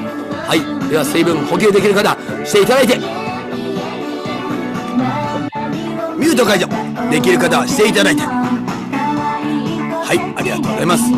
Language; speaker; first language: Japanese; native; Japanese